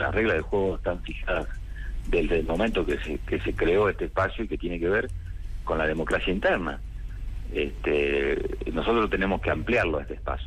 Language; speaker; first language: Spanish; native; Spanish